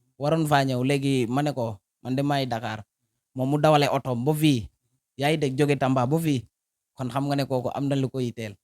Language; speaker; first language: Wolof; native; Wolof